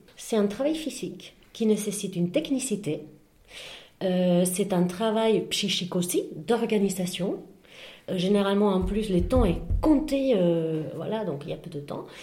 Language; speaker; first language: French; non-native, fluent; Spanish